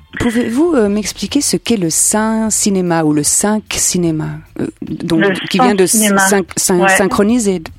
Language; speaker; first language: French; native; French